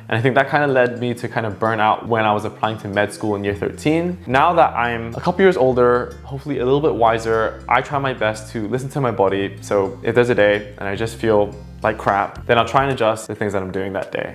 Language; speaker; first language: English; native; English